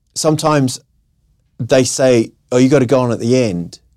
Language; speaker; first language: English; native; English